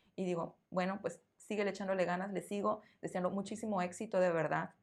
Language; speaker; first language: Spanish; native; Spanish